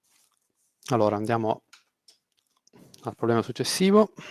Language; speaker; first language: Italian; native; Italian